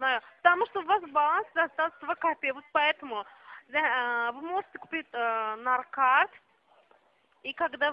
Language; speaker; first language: Russian; non-native, local second language; Azerbaijani